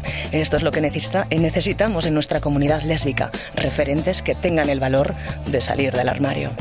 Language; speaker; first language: Spanish; native; Spanish